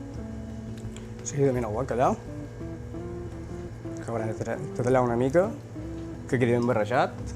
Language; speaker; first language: Catalan; native; Catalan